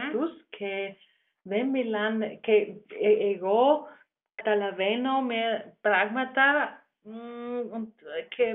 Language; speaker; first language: Greek; non-native, learner; German